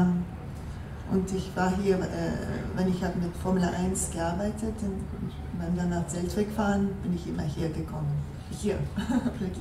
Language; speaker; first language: German; non-native, learner; English